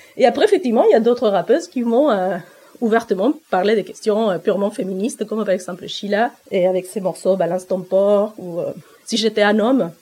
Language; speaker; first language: French; non-native, fluent; Spanish